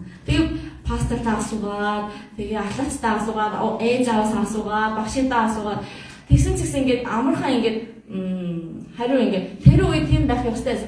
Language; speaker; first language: Mongolian; non-native, fluent; Korean